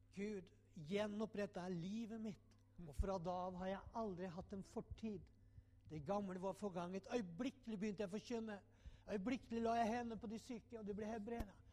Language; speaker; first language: Norwegian; native; Norwegian